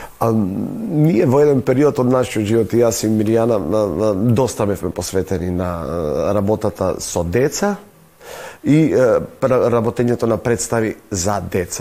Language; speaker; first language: Macedonian; native; Macedonian